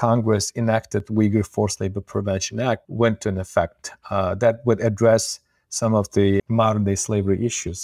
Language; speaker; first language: English; non-native, fluent; Uyghur